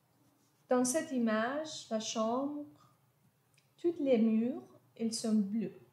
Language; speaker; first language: French; non-native, fluent; Persian